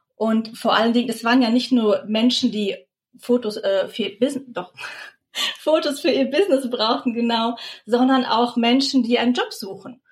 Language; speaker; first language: German; early bilingual, other home language; Russian